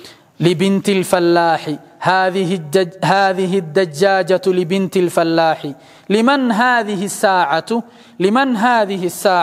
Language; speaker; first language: Arabic; non-native, fluent; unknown